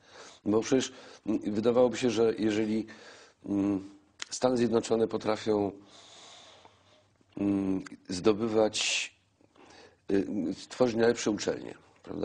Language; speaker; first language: Polish; native; Polish